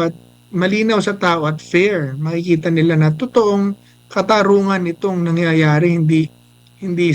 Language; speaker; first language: Filipino; native; Filipino